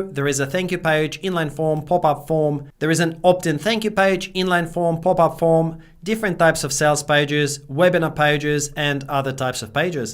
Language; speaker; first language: English; native; English